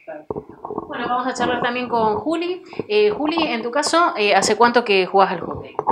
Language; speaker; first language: Spanish; native; Spanish